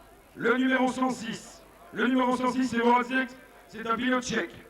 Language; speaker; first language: French; native; French